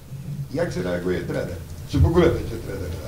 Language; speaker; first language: Polish; native; Polish